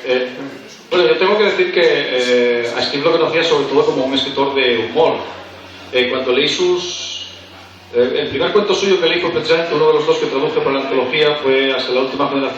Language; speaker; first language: Spanish; native; Spanish